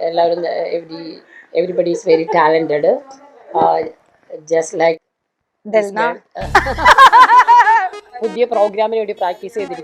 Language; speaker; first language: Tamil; non-native, learner; Malayalam